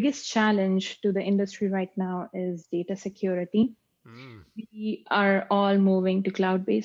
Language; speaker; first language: English; non-native, local second language; Marathi